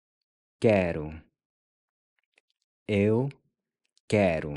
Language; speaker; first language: Portuguese; non-native, fluent; English